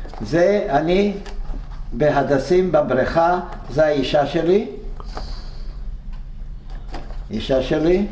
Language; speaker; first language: Hebrew; non-native, fluent; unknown